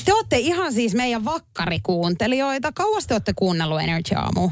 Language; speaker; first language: Finnish; native; Finnish